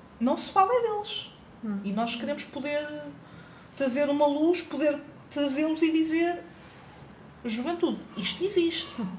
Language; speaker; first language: Portuguese; native; Portuguese